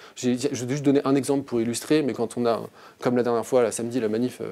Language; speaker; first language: French; native; French